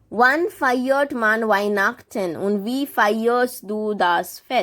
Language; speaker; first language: German; non-native, fluent; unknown